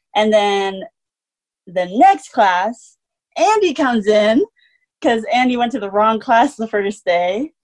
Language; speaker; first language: English; native; English